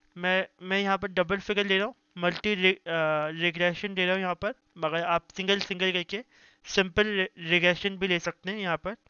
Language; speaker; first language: Hindi; native; Hindi